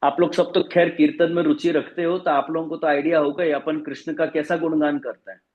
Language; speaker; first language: Hindi; non-native, local second language; Gujarati